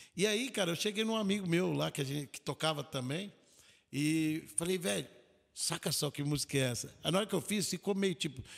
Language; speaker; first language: Portuguese; native; Portuguese